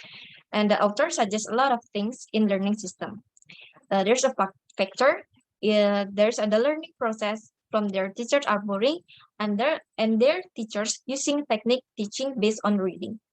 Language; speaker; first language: English; non-native, learner; Indonesian